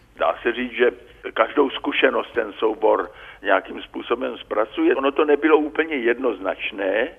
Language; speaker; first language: Czech; native; Czech